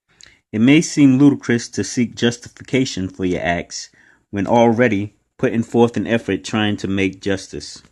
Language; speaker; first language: English; native; English